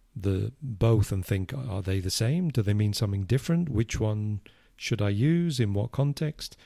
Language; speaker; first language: English; native; English